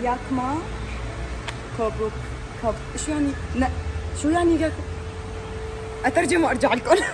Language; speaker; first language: Arabic; native; Arabic